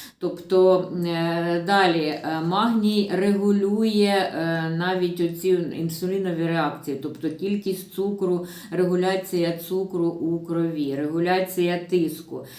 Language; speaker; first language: Ukrainian; non-native, local second language; Russian